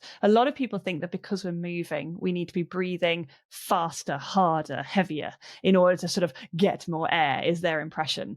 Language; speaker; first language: English; native; English